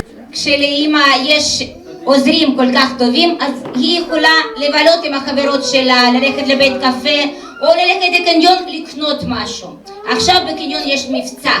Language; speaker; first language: Hebrew; non-native, fluent; Russian